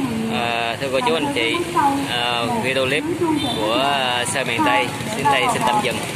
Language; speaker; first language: Vietnamese; native; Vietnamese